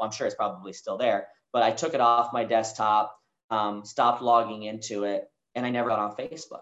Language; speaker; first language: English; native; English